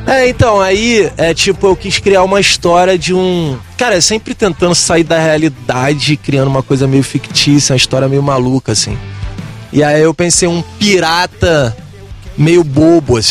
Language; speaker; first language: Portuguese; native; Portuguese